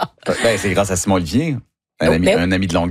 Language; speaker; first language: French; native; French